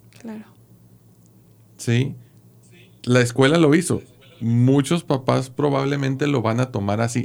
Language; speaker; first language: Spanish; native; Spanish